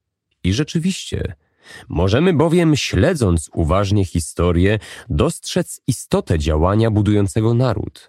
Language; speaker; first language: Polish; native; Polish